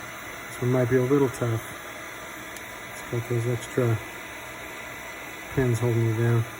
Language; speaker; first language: English; native; English